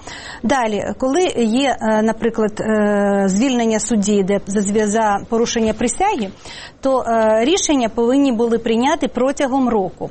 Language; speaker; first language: Ukrainian; native; Ukrainian